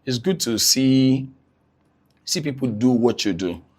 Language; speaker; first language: English; non-native, local second language; Yoruba